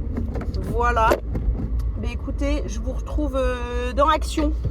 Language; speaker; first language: French; native; French